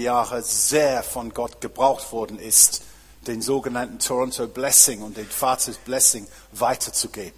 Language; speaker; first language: German; non-native, fluent; English